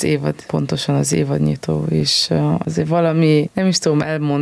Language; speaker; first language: Hungarian; non-native, fluent; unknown